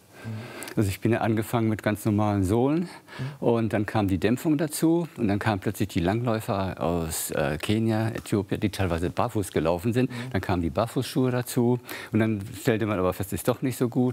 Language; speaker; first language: German; native; German